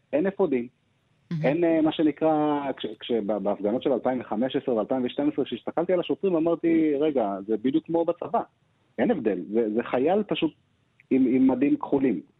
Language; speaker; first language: Hebrew; early bilingual, other home language; Amharic